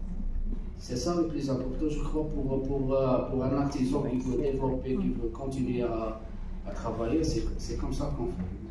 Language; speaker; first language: French; non-native, local second language; Arabic